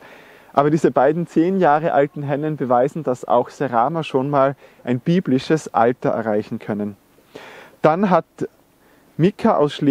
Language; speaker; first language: German; native; German